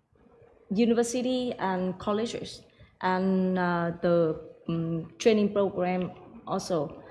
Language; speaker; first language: English; non-native, fluent; Vietnamese